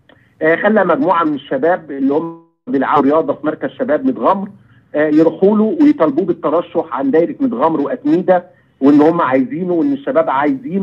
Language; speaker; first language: Arabic; native; Arabic